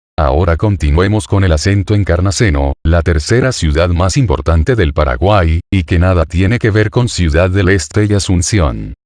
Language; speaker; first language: Spanish; native; Spanish